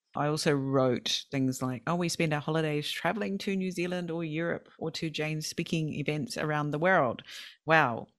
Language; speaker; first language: English; native; English